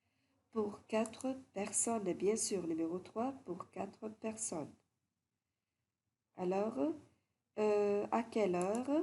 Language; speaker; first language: French; non-native, fluent; Arabic